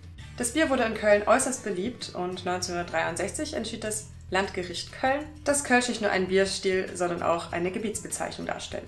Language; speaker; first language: German; native; German